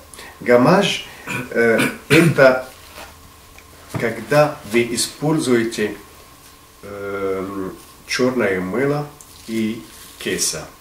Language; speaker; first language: Russian; non-native, fluent; Arabic